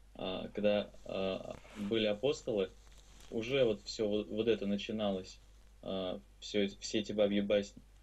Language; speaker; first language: Russian; native; Russian